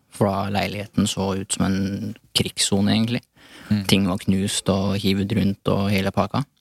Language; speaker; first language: Norwegian; early bilingual, other home language; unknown